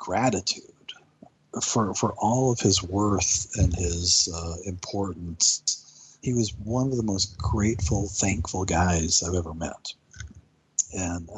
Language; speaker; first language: English; native; English